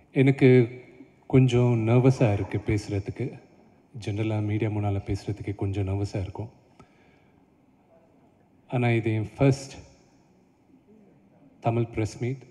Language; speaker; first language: Tamil; non-native, local second language; Telugu